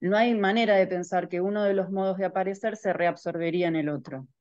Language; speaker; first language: Spanish; native; Spanish